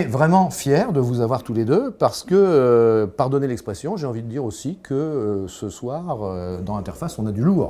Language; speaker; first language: French; native; French